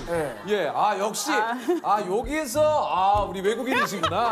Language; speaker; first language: Korean; native; Korean